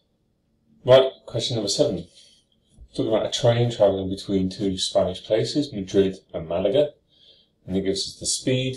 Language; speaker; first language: English; native; English